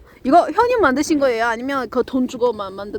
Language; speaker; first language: Korean; non-native, fluent; Chinese